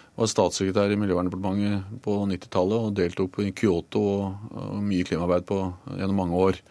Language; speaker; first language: Norwegian; native; Norwegian